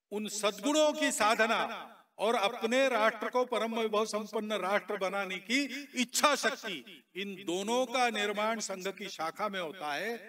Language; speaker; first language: Hindi; non-native, local second language; Marathi